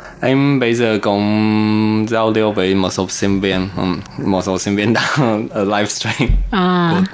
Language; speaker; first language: Vietnamese; non-native, learner; Chinese